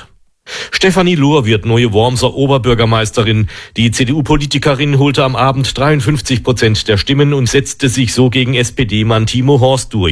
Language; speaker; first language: German; native; German